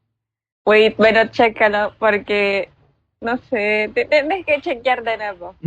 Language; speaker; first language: Spanish; non-native, learner; Filipino